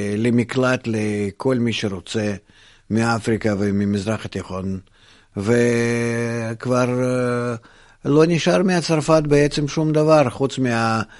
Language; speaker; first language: Hebrew; non-native, fluent; Russian